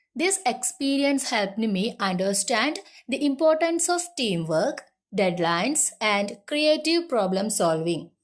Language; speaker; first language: English; non-native, local second language; Malayalam